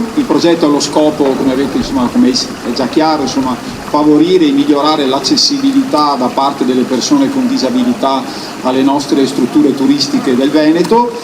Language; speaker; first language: Italian; native; Italian